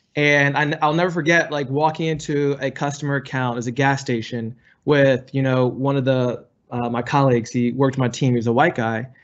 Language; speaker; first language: English; native; English